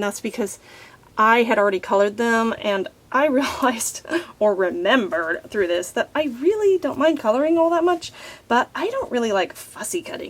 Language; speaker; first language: English; native; English